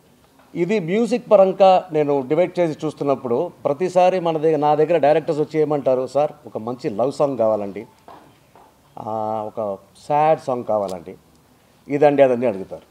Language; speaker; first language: Telugu; native; Telugu